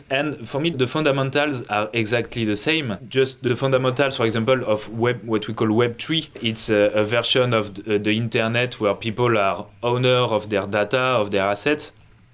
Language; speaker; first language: English; non-native, fluent; French